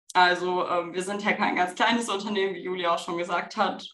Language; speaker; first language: German; native; German